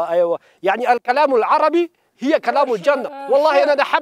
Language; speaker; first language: Arabic; non-native, learner; Pashto